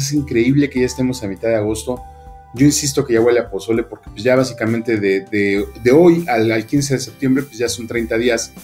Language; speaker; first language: Spanish; native; Spanish